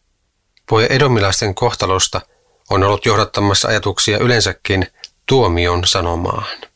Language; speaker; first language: Finnish; native; Finnish